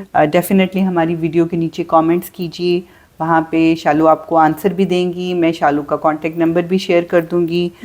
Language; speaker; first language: Urdu; native; Urdu